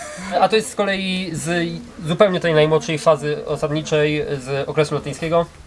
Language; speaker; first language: Polish; native; Polish